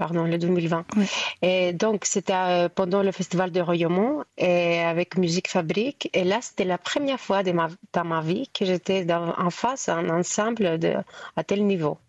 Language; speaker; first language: French; non-native, fluent; Greek